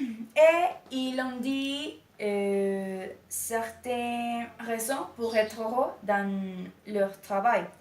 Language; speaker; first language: French; non-native, learner; Spanish